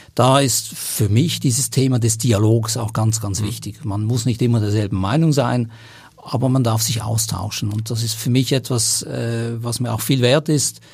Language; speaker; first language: German; native; German